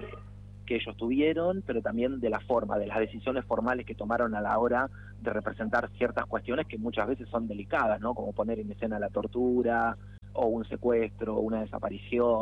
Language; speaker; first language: Spanish; native; Spanish